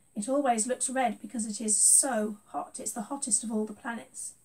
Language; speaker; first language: English; native; English